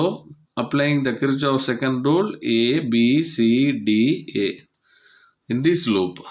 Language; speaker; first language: English; non-native, local second language; Tamil